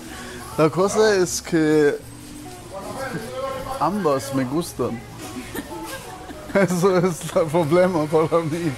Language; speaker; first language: Spanish; non-native, learner; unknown